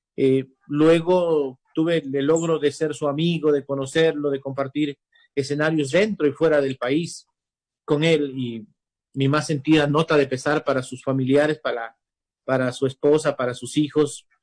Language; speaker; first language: Spanish; native; Spanish